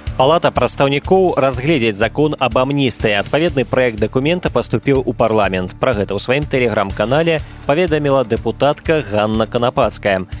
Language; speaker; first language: Belarusian; native; Belarusian